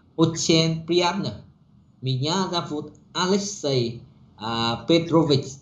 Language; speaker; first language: Russian; non-native, learner; Vietnamese